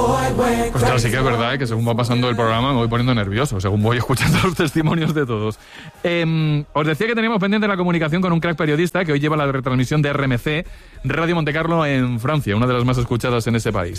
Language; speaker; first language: Spanish; native; Spanish